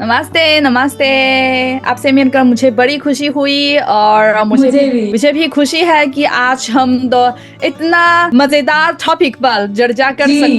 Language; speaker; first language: Hindi; non-native, learner; Chinese